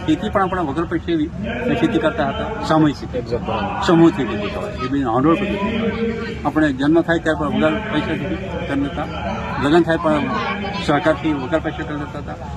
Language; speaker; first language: Gujarati; non-native, local second language; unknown